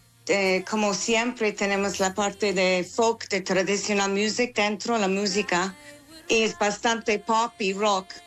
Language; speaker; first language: Spanish; non-native, fluent; English